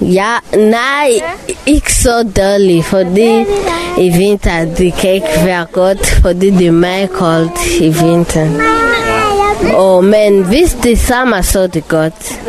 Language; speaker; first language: Danish; non-native, local second language; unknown